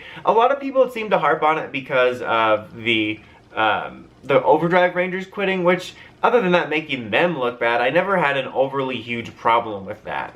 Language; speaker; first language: English; native; English